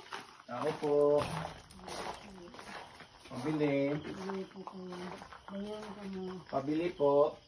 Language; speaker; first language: Filipino; non-native, local second language; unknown